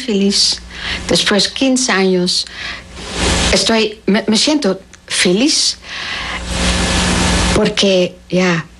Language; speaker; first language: Spanish; non-native, learner; Dutch